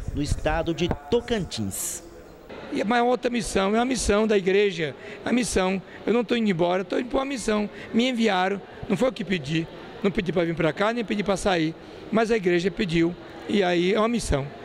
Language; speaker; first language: Portuguese; native; Portuguese